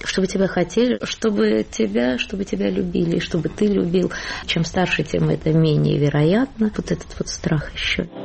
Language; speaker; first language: Russian; native; Russian